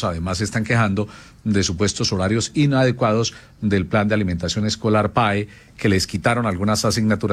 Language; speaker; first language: Spanish; native; Spanish